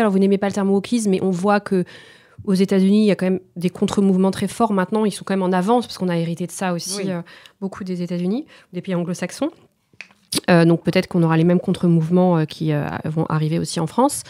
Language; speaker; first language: French; native; French